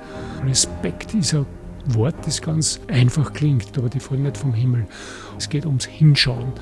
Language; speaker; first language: German; native; German